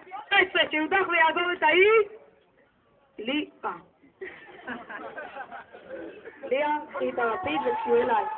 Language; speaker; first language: Hebrew; native; Hebrew